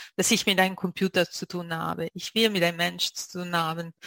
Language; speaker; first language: German; non-native, fluent; Italian